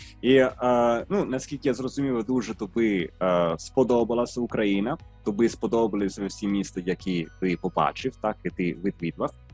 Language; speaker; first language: Ukrainian; non-native, fluent; Italian